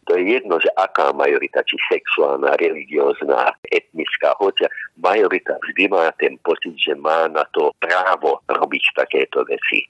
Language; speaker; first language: Slovak; non-native, local second language; Hungarian